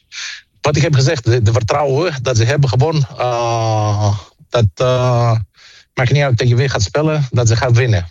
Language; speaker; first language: Dutch; non-native, fluent; Greek